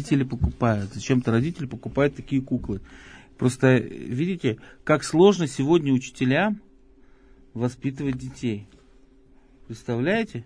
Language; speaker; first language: Russian; native; Russian